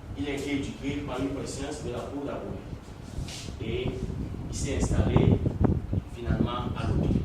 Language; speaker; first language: French; non-native, local second language; Ewe